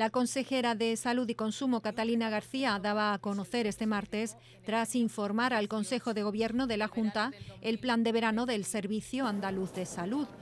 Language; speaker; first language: Spanish; native; Spanish